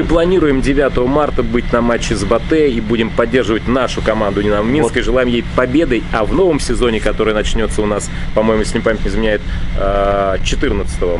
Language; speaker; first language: Russian; native; Russian